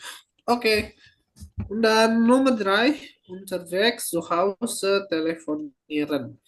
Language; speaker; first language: German; non-native, fluent; Indonesian